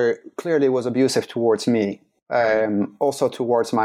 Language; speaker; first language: English; non-native, fluent; Dutch